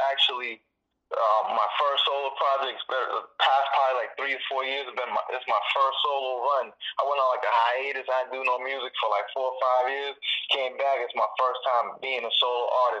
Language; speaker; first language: English; early bilingual, other home language; Spanish